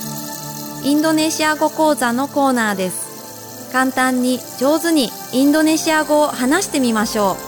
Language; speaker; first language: Japanese; non-native, fluent; Indonesian